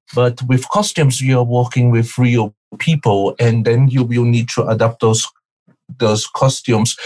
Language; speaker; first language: English; non-native, fluent; Portuguese